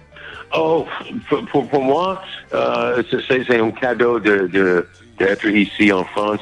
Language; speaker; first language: French; non-native, learner; English